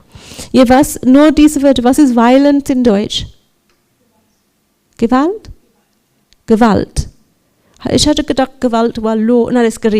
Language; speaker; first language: German; non-native, learner; English